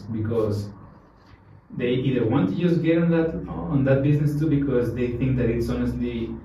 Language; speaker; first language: English; non-native, fluent; Spanish